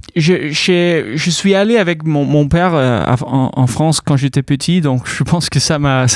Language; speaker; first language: French; non-native, fluent; Danish